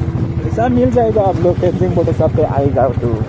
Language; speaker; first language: Hindi; non-native, local second language; Bodo